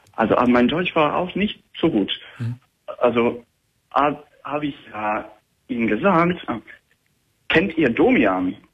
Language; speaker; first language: German; non-native, fluent; English